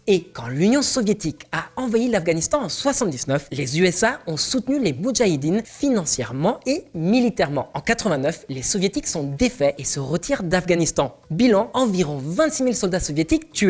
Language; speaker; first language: French; native; French